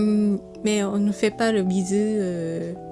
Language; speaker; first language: French; non-native, learner; Japanese